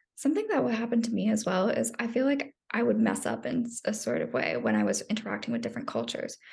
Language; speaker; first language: English; native; English